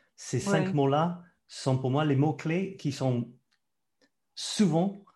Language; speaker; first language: French; non-native, fluent; English